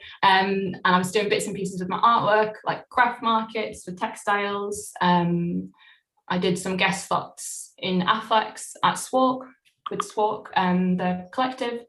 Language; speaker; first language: English; native; English